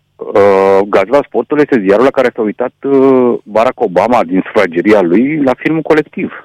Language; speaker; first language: Romanian; non-native, local second language; Hungarian